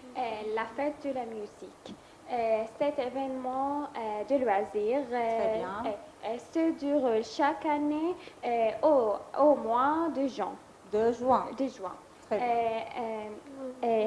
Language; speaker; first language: French; non-native, learner; Arabic